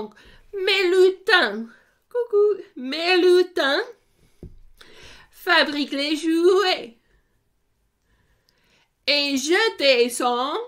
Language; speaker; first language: French; non-native, fluent; English